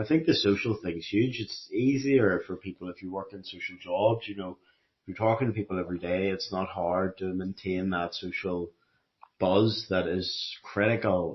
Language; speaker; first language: English; native; English